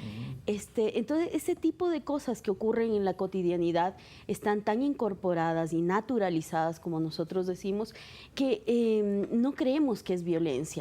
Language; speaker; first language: Spanish; native; Spanish